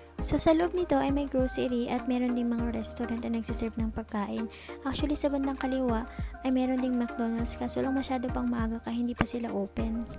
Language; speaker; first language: Filipino; native; Filipino